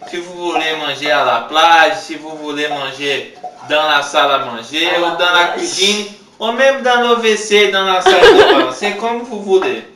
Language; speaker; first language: French; non-native, learner; Portuguese